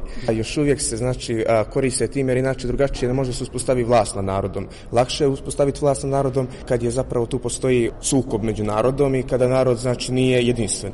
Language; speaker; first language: Croatian; native; Croatian